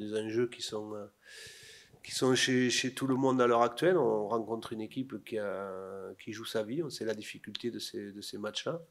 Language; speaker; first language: French; native; French